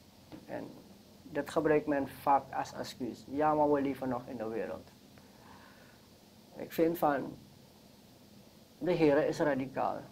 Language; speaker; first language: Dutch; non-native, local second language; Sranan Tongo